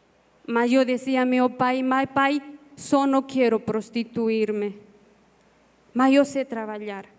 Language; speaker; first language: Portuguese; non-native, learner; Spanish